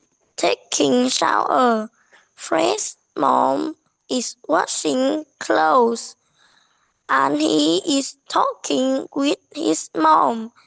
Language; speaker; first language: English; non-native, learner; Vietnamese